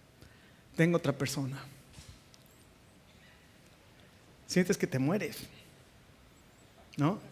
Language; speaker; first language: Spanish; native; Spanish